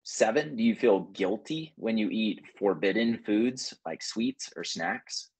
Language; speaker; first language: English; native; English